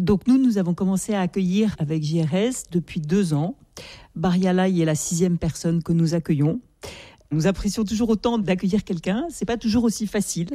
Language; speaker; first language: French; native; French